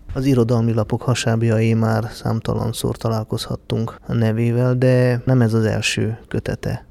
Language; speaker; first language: Hungarian; native; Hungarian